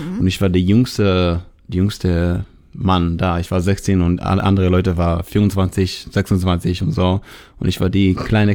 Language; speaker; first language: German; non-native, learner; Hebrew